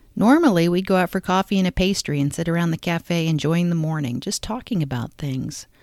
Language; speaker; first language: English; native; English